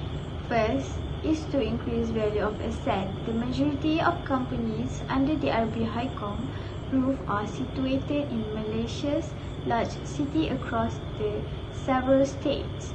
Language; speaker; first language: English; non-native, fluent; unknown